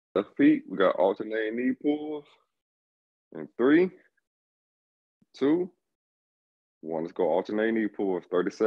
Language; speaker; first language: English; native; English